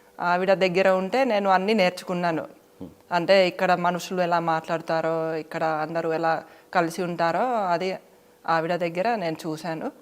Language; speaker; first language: Telugu; non-native, fluent; Finnish